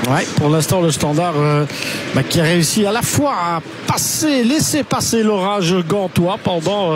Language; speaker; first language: French; native; French